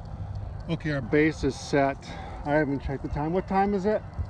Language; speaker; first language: English; native; English